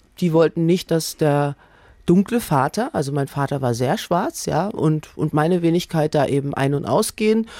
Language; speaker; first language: German; native; German